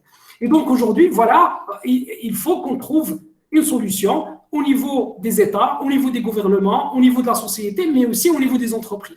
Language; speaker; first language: French; non-native, local second language; Arabic